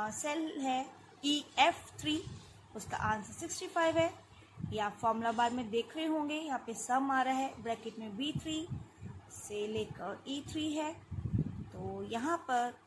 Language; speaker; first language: Hindi; native; Hindi